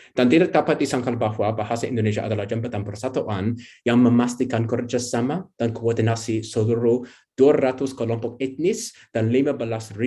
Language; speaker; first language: Indonesian; non-native, fluent; English